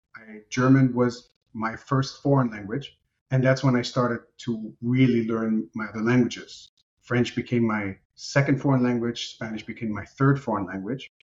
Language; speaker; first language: English; non-native, fluent; Romanian